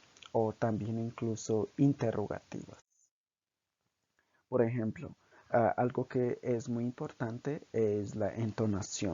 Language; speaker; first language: Spanish; non-native, local second language; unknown